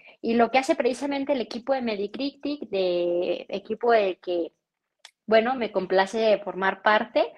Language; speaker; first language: Spanish; native; Spanish